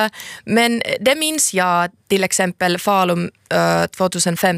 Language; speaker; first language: Swedish; non-native, local second language; Finnish